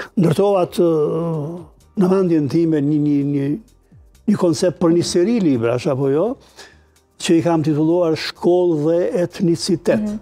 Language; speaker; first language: Albanian; native; Albanian